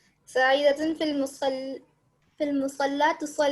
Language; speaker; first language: Arabic; non-native, learner; Urdu